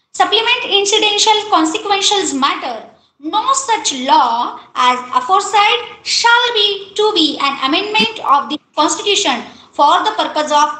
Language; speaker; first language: English; non-native, local second language; Marathi